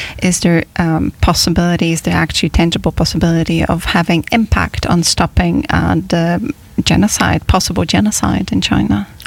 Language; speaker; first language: English; non-native, fluent; Polish